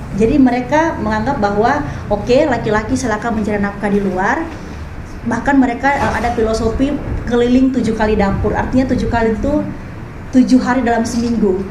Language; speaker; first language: Indonesian; native; Indonesian